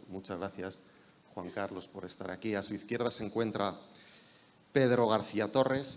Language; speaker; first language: Spanish; native; Spanish